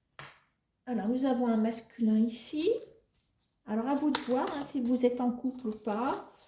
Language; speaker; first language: French; native; French